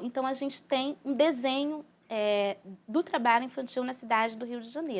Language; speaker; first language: Portuguese; native; Portuguese